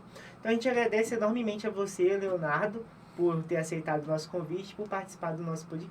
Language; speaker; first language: Portuguese; native; Portuguese